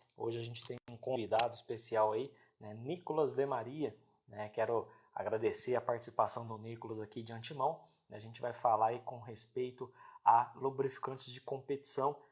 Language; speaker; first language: Portuguese; native; Portuguese